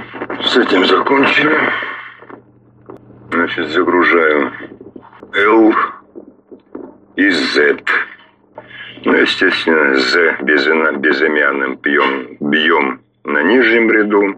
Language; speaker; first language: Russian; native; Russian